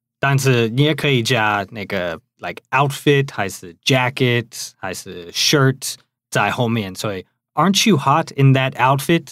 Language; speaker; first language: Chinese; non-native, fluent; English